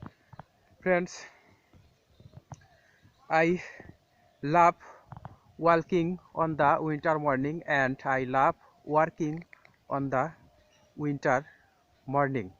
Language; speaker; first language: English; non-native, learner; Bangla